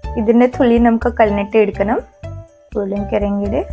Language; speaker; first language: Malayalam; non-native, learner; Hindi